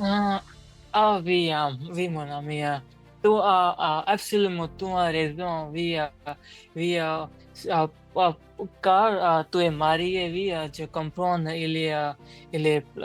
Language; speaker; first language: French; non-native, learner; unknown